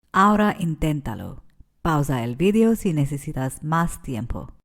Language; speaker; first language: Spanish; non-native, fluent; English